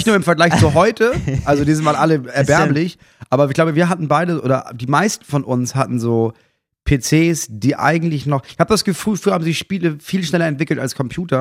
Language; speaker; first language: German; native; German